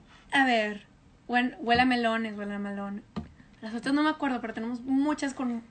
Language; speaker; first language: Spanish; early bilingual, heritage; Spanish